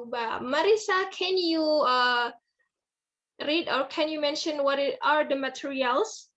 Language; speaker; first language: English; non-native, fluent; Indonesian